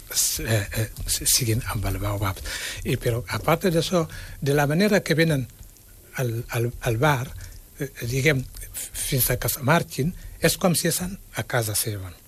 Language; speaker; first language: Catalan; non-native, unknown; Wolof